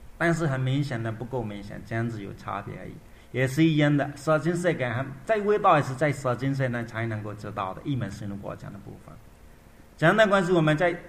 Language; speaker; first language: Chinese; non-native, fluent; Burmese